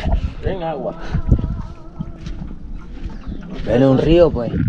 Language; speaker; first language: Spanish; native; Spanish